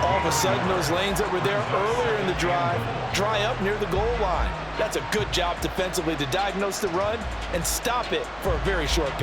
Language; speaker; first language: English; native; English